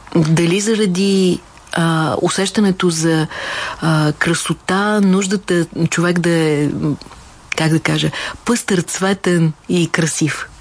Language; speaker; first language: Bulgarian; native; Bulgarian